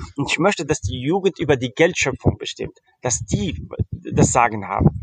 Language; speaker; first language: German; early bilingual, heritage; Arabic